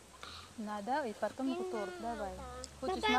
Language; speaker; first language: Russian; non-native, learner; Filipino